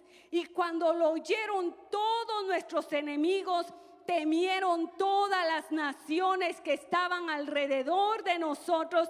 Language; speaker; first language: Spanish; native; Spanish